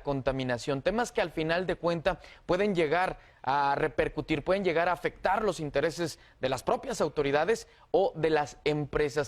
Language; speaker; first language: Spanish; native; Spanish